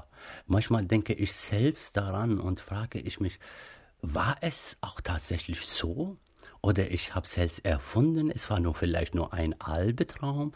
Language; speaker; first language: German; non-native, fluent; Arabic